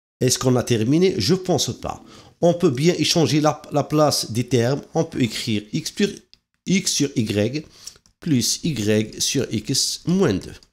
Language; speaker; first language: French; non-native, local second language; Arabic